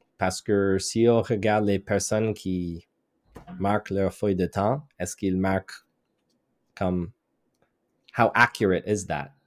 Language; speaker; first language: French; non-native, local second language; English